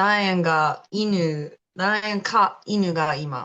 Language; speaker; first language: Japanese; non-native, fluent; English